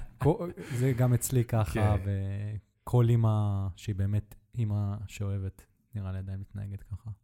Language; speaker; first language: Hebrew; native; Hebrew